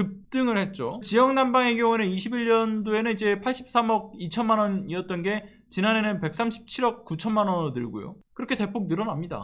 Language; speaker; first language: Korean; native; Korean